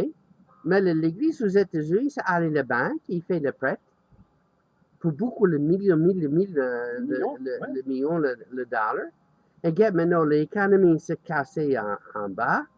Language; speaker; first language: French; non-native, learner; English